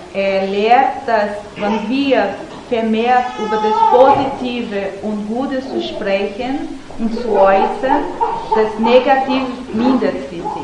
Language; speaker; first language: German; non-native, learner; Portuguese